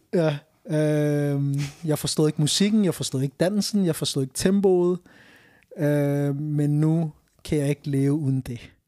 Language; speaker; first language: Danish; early bilingual, other home language; Thai